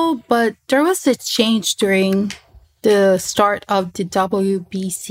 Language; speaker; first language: English; non-native, local second language; Filipino